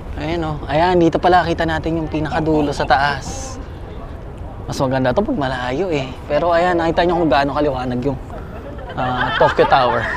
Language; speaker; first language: Filipino; native; Filipino